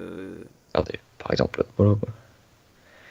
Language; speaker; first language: French; native; French